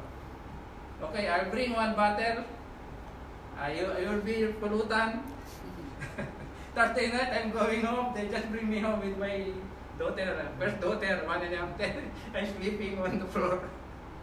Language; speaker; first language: English; non-native, local second language; Filipino